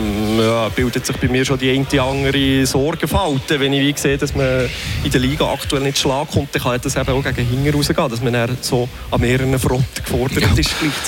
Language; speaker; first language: German; native; German